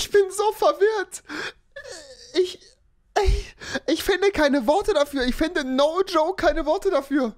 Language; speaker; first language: German; native; German